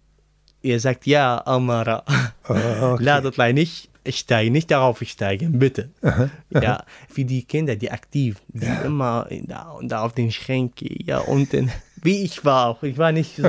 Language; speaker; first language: German; non-native, learner; Arabic